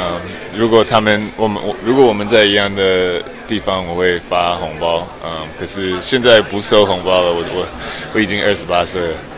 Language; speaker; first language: Chinese; early bilingual, heritage; English